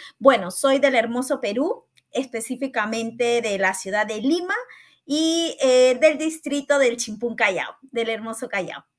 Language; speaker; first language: Spanish; native; Spanish